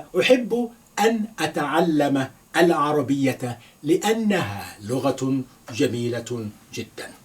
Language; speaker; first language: Arabic; non-native, fluent; Yoruba